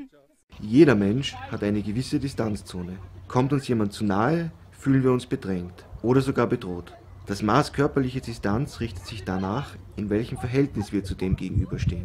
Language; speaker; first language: German; native; German